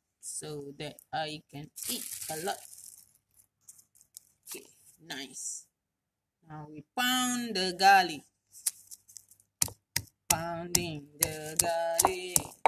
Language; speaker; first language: English; non-native, local second language; Malay